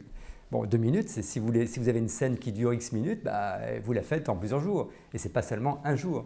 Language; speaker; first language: French; native; French